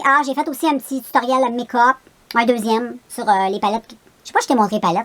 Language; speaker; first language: French; native; French